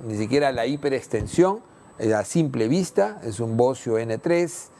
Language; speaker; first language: Spanish; native; Spanish